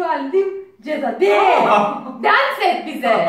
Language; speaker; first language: Turkish; non-native, learner; Azerbaijani